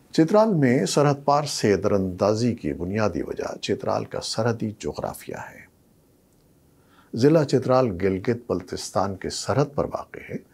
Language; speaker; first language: Urdu; native; Urdu